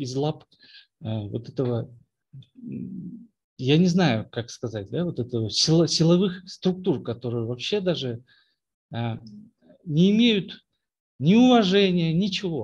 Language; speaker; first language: Russian; non-native, local second language; Kyrgyz